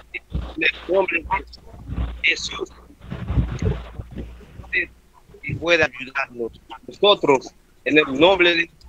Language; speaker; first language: Spanish; non-native, learner; Haitian Creole